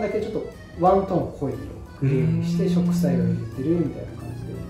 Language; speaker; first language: Japanese; native; Japanese